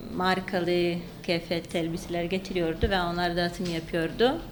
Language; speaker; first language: Turkish; non-native, fluent; Lithuanian